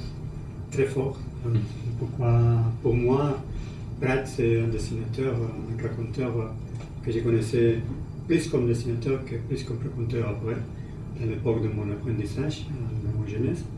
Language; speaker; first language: French; non-native, learner; Spanish